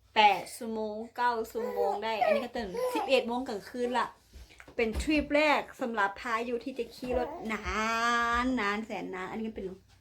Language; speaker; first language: Thai; native; Thai